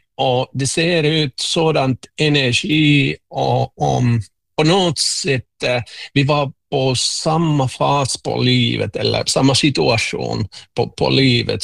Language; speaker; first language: Swedish; non-native, local second language; Finnish